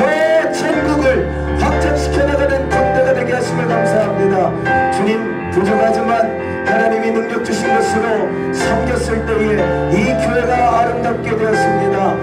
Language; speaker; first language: Korean; native; Korean